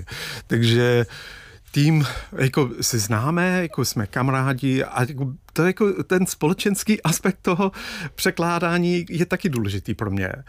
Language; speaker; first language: Czech; non-native, fluent; English